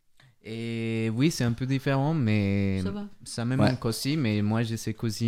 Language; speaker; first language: French; non-native, learner; Spanish